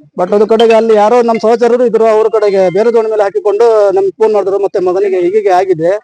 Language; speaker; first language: Kannada; non-native, local second language; Konkani